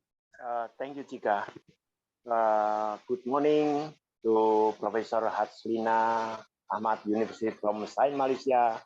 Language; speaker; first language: English; non-native, fluent; Indonesian